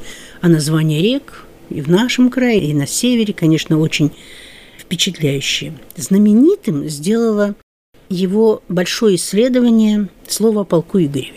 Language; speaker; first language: Russian; native; Russian